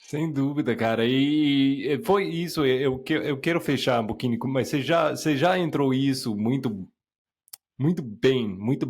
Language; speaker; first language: Portuguese; non-native, fluent; English